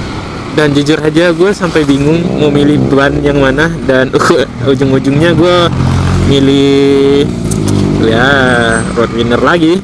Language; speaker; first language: Indonesian; native; Indonesian